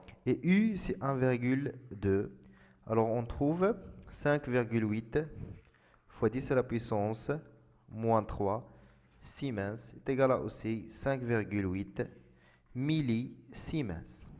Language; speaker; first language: French; non-native, local second language; Arabic